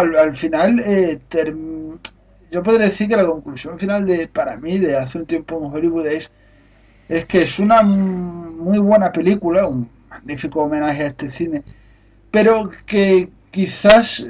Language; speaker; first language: Spanish; native; Spanish